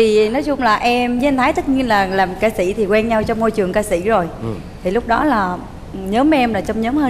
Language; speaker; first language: Vietnamese; native; Vietnamese